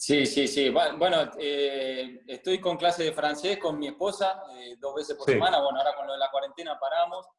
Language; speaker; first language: Spanish; native; Spanish